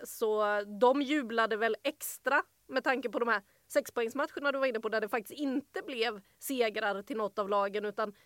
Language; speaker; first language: Swedish; native; Swedish